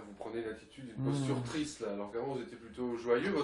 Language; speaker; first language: French; native; French